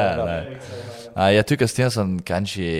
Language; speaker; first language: Swedish; non-native, learner; Danish